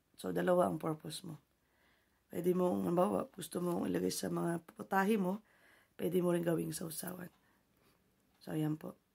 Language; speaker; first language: Filipino; native; Filipino